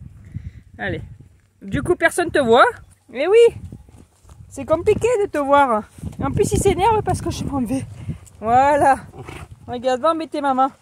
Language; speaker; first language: French; native; French